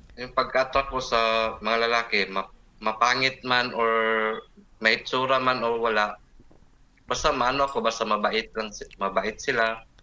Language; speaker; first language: Filipino; non-native, local second language; Cebuano